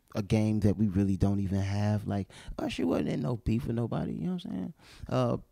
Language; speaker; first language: English; native; English